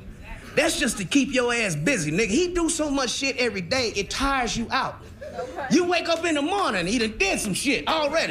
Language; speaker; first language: English; native; English